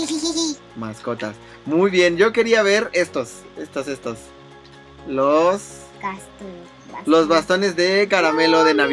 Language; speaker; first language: Spanish; native; Spanish